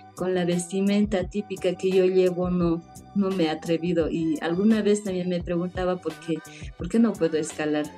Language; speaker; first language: Spanish; native; Spanish